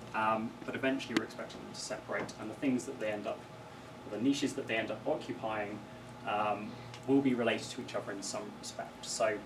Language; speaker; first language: English; native; English